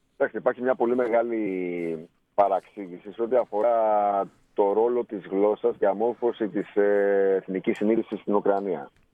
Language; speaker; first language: Greek; native; Greek